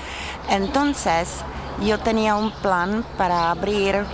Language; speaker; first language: Spanish; non-native, fluent; Czech